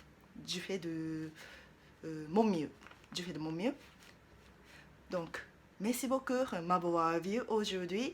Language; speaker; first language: French; non-native, learner; Japanese